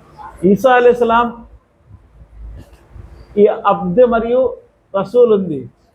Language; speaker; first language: Telugu; non-native, local second language; Urdu